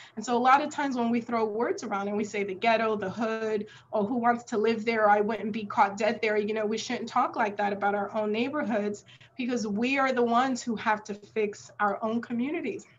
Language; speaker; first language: English; native; English